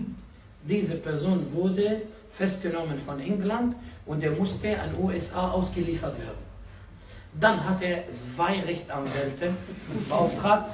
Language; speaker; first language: German; non-native, fluent; Arabic